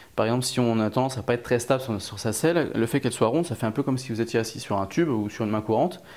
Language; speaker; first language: French; native; French